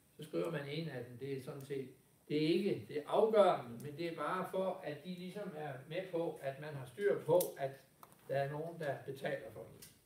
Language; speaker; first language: Danish; native; Danish